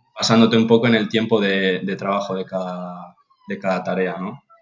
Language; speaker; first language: Spanish; native; Spanish